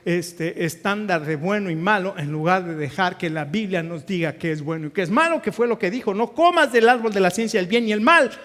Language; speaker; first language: Spanish; native; Spanish